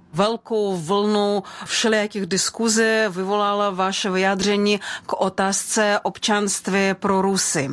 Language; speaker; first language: Czech; non-native, fluent; Russian